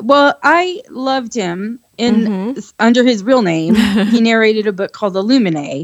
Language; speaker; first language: English; native; English